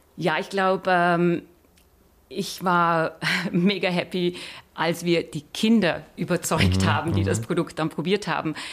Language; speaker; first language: German; native; German